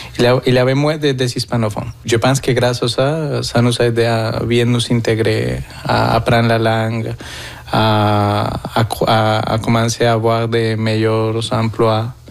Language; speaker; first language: French; non-native, fluent; Spanish